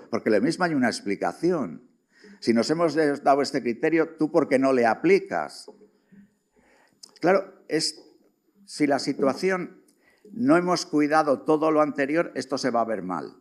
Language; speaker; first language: Spanish; native; Spanish